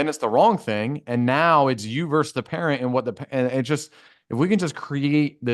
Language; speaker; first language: English; native; English